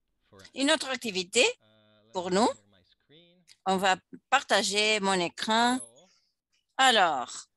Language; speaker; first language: French; non-native, fluent; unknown